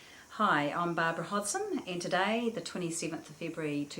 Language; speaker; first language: English; native; English